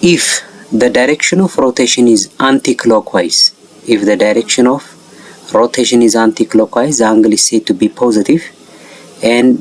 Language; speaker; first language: English; non-native, local second language; Amharic